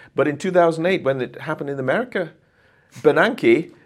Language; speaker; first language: English; non-native, fluent; German